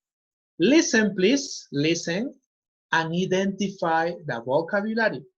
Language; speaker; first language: English; non-native, fluent; Spanish